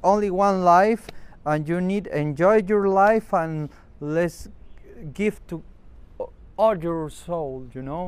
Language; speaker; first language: English; non-native, learner; Spanish